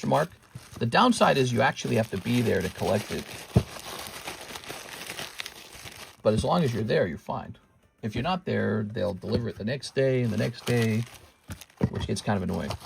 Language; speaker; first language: English; native; English